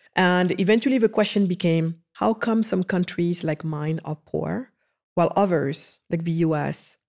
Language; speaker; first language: English; early bilingual, other home language; Wolof